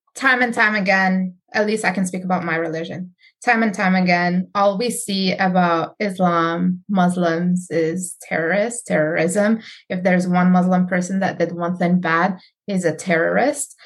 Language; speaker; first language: English; non-native, fluent; Arabic